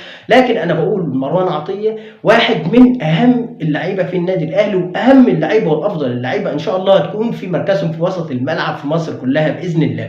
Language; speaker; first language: Arabic; native; Arabic